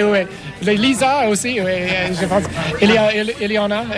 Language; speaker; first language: French; non-native, learner; English